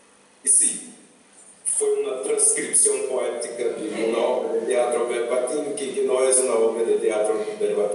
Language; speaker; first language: Spanish; non-native, fluent; Portuguese